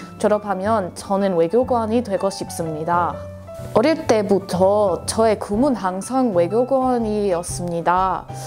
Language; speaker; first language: Korean; non-native, fluent; English